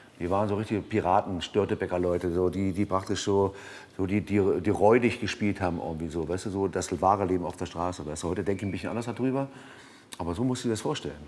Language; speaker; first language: German; native; German